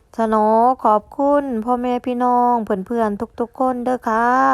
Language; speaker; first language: Thai; native; Thai